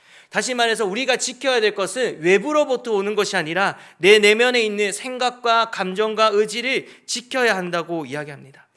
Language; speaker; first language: Korean; native; Korean